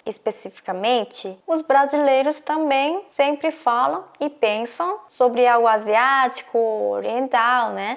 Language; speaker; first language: Portuguese; non-native, fluent; Korean